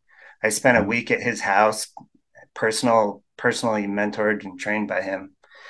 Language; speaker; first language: English; native; English